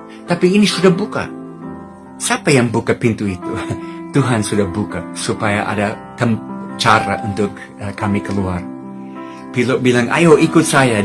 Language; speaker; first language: Indonesian; non-native, fluent; English